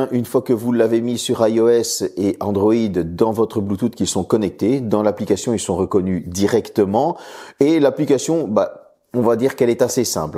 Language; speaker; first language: French; native; French